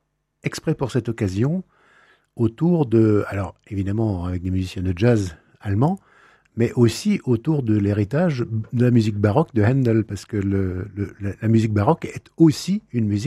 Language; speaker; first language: French; native; French